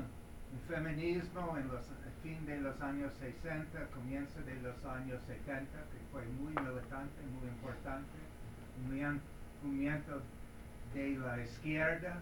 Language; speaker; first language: Spanish; non-native, learner; English